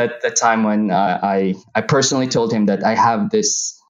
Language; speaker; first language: English; non-native, local second language; Hiligaynon